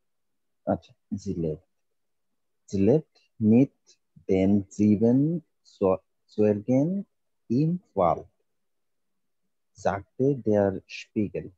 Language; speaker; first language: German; non-native, learner; Bangla